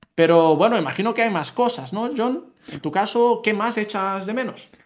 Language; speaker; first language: Spanish; native; Spanish